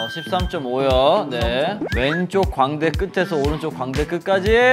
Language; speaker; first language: Korean; native; Korean